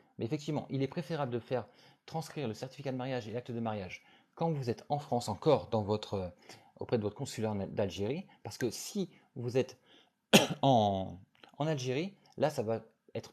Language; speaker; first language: French; native; French